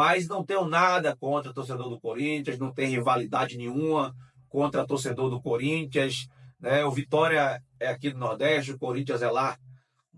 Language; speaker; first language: Portuguese; native; Portuguese